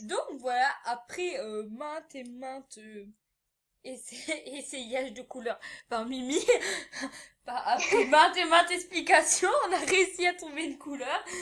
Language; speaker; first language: French; native; French